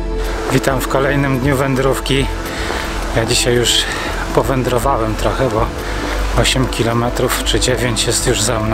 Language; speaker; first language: Polish; native; Polish